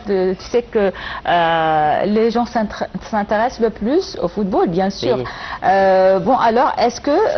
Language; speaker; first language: French; non-native, fluent; Arabic